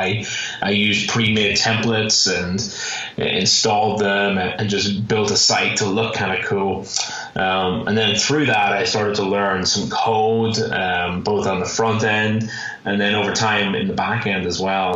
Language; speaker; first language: English; native; English